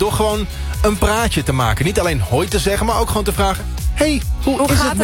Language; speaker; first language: Dutch; native; Dutch